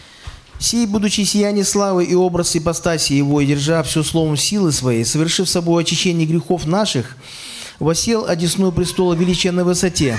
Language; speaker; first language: Russian; native; Russian